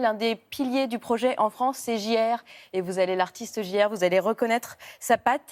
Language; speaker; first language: French; native; French